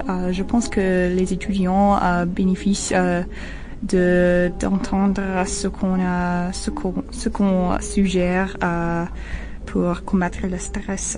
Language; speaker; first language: French; non-native, learner; English